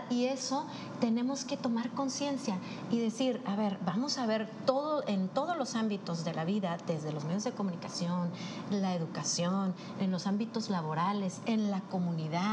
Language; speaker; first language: Spanish; native; Spanish